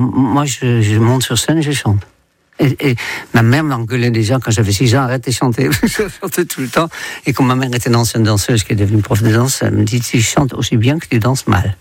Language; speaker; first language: French; non-native, fluent; Dutch